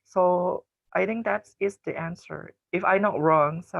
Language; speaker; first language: English; non-native, learner; Indonesian